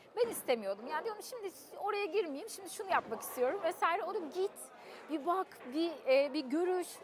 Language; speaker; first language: Turkish; early bilingual, heritage; Turkish